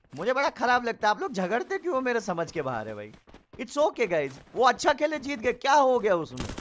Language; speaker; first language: Hindi; native; Hindi